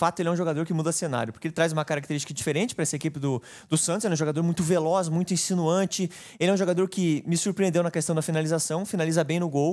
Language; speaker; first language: Portuguese; native; Portuguese